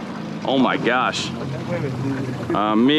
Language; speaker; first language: Spanish; non-native, learner; English